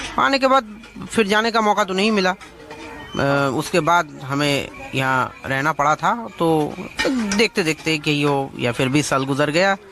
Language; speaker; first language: Hindi; early bilingual, other home language; Bangla